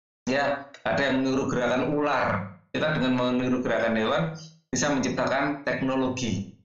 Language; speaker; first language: Indonesian; native; Indonesian